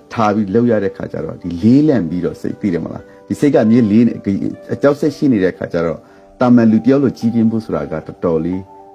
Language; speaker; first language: Burmese; non-native, local second language; Rohingya